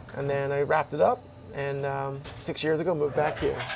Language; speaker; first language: English; native; English